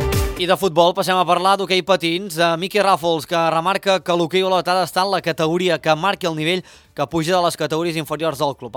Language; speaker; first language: Catalan; native; Catalan